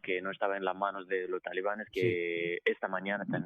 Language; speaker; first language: Spanish; non-native, fluent; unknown